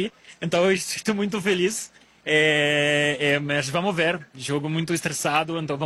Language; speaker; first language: Portuguese; non-native, learner; French